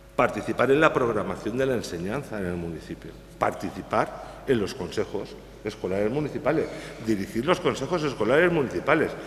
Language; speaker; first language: Spanish; native; Spanish